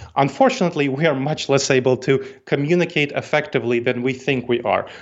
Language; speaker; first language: English; early bilingual, other home language; Russian